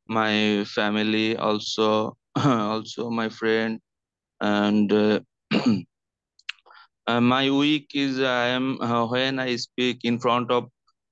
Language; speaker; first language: English; non-native, learner; Bangla